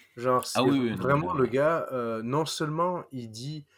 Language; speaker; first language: French; non-native, fluent; English